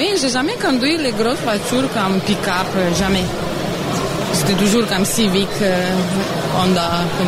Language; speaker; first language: French; non-native, learner; Russian